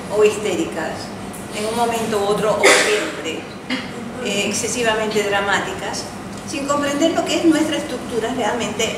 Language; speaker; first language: Spanish; early bilingual, heritage; Spanish